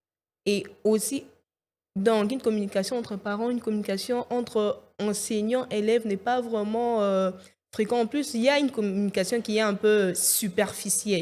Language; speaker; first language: French; non-native, local second language; Lingala